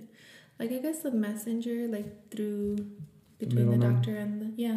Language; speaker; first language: English; early bilingual, other home language; Spanish